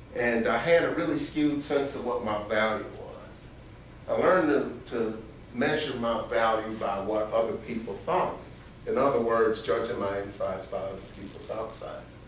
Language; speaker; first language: English; native; English